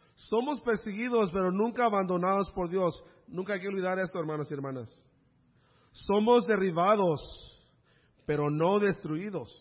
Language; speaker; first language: Spanish; early bilingual, heritage; Spanish